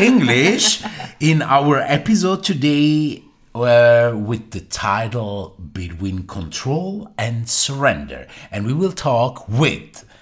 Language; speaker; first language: English; non-native, learner; German